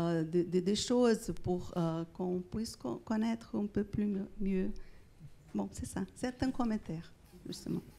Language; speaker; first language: French; non-native, fluent; Portuguese